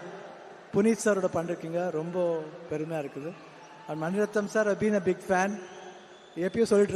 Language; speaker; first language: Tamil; non-native, local second language; Kannada